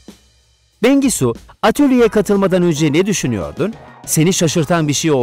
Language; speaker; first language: Turkish; native; Turkish